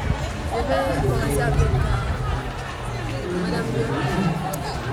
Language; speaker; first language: French; non-native, fluent; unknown